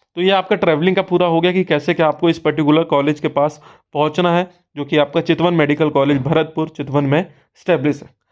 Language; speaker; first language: Hindi; native; Hindi